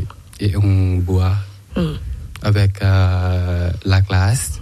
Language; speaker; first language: French; non-native, learner; Thai